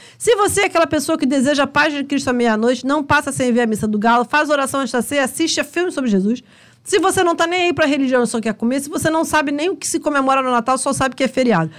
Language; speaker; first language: Portuguese; native; Portuguese